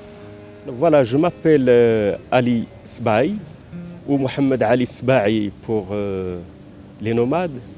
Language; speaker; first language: French; non-native, local second language; Arabic